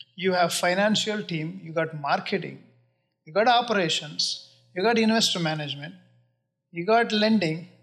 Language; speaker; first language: English; non-native, local second language; Kannada